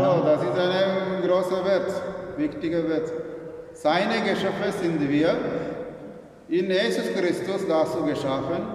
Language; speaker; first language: German; non-native, learner; Malayalam